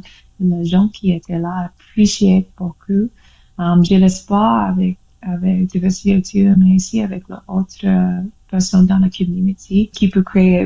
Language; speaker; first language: French; non-native, learner; English